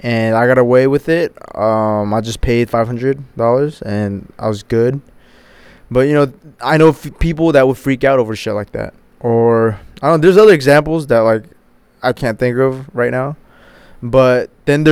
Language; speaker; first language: English; native; English